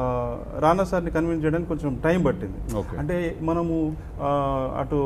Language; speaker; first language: Telugu; native; Telugu